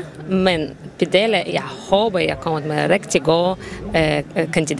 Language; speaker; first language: Danish; non-native, learner; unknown